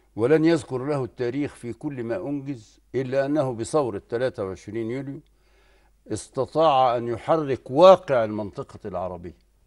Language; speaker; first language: Arabic; native; Arabic